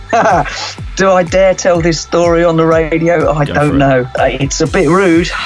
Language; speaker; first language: English; native; English